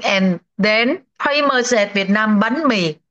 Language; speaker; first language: English; non-native, learner; Vietnamese